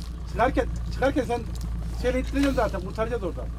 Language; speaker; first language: Turkish; native; Turkish